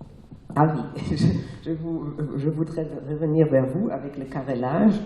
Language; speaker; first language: French; non-native, fluent; German